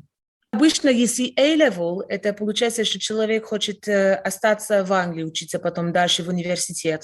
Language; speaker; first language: Russian; non-native, fluent; French